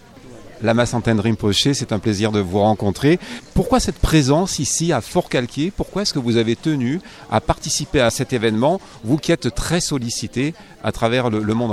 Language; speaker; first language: French; native; French